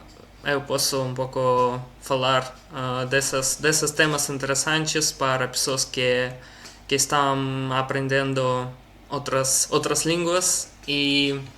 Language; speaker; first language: Portuguese; non-native, learner; Russian